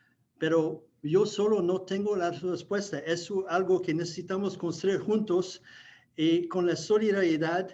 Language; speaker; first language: Spanish; non-native, fluent; English